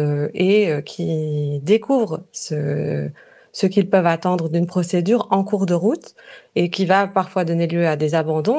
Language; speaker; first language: French; native; French